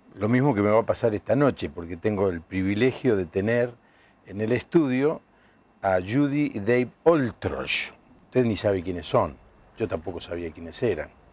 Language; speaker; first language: Spanish; native; Spanish